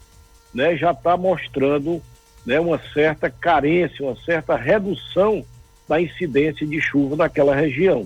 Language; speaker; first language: Portuguese; native; Portuguese